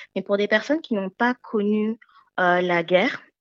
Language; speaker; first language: French; early bilingual, other home language; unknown